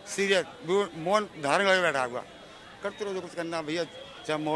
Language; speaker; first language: Hindi; native; Hindi